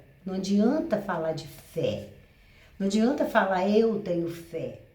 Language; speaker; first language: Portuguese; native; Portuguese